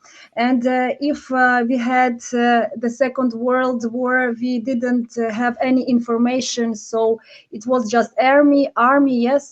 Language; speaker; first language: English; non-native, learner; Ukrainian